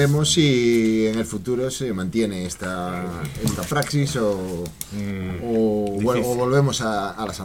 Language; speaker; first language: Spanish; native; Spanish